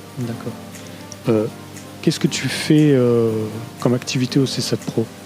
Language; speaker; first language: French; native; French